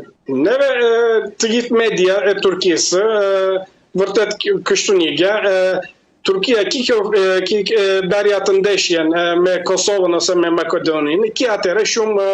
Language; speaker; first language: Albanian; early bilingual, heritage; Albanian